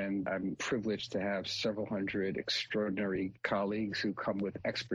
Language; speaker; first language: English; native; English